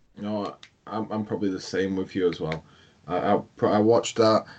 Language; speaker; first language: English; native; English